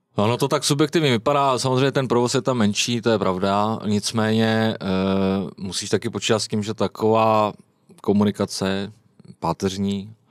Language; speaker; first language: Czech; native; Czech